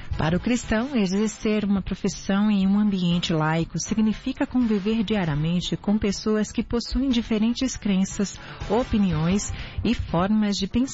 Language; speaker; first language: Portuguese; native; Portuguese